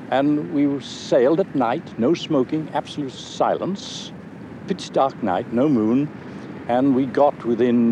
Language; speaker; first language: English; native; English